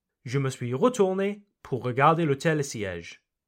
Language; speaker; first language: French; non-native, fluent; English